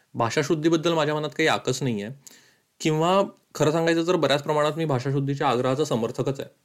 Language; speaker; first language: Marathi; early bilingual, heritage; Marathi